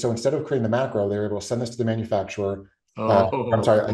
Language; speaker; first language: English; native; English